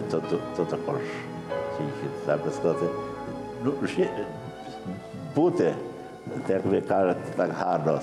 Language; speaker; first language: Ukrainian; early bilingual, heritage; Ukrainian